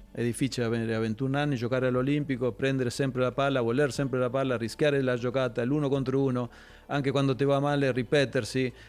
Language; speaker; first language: Italian; non-native, fluent; Spanish